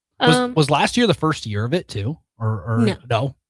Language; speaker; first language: English; native; English